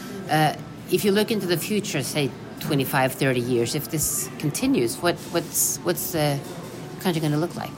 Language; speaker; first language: English; non-native, fluent; Norwegian